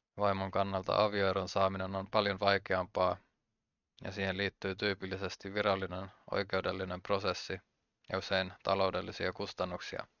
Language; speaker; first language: Finnish; native; Finnish